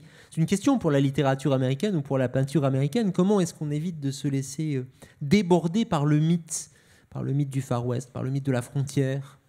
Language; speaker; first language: French; native; French